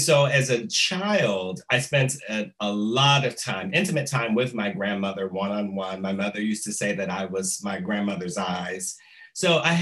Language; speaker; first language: English; native; English